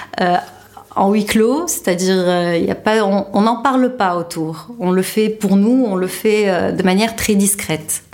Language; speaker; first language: French; non-native, local second language; Arabic